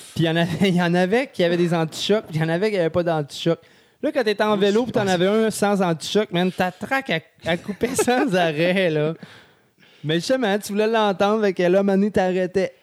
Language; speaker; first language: French; native; French